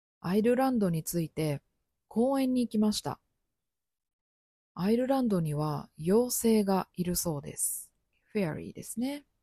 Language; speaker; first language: Japanese; native; Japanese